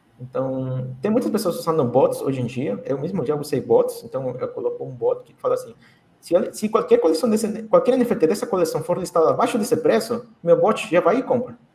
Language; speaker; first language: Portuguese; non-native, fluent; Spanish